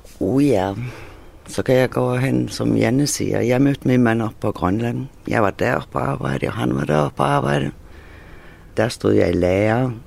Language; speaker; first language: Danish; non-native, local second language; Faroese